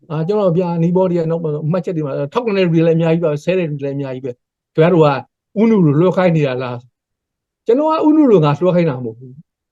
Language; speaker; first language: Burmese; native; Burmese